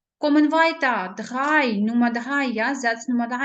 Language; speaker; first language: German; non-native, learner; Ukrainian